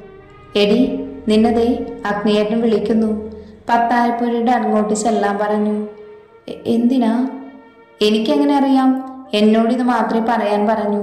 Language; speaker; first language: Malayalam; native; Malayalam